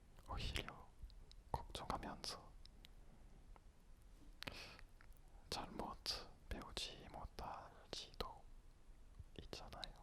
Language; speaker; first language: Korean; non-native, fluent; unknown